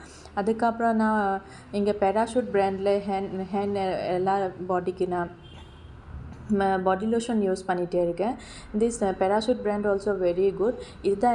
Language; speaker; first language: Tamil; non-native, fluent; Assamese